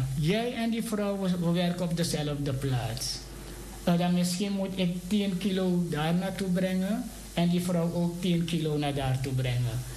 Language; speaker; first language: Dutch; native; Dutch